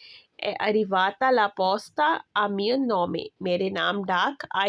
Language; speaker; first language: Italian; non-native, fluent; Urdu